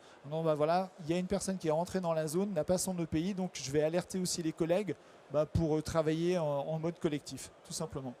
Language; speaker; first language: French; native; French